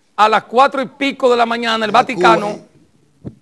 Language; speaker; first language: Spanish; native; Spanish